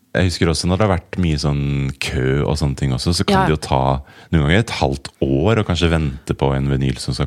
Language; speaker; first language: Norwegian; native; Norwegian